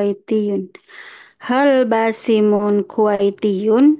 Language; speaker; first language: Arabic; non-native, learner; Indonesian